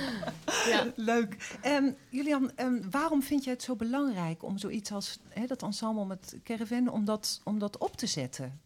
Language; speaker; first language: Dutch; native; Dutch